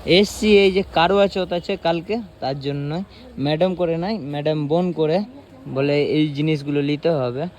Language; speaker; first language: Bangla; non-native, learner; Hindi